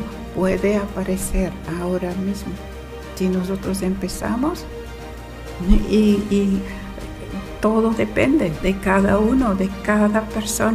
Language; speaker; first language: Spanish; non-native, fluent; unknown